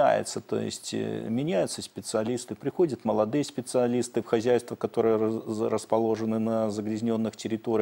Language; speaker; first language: Russian; native; Russian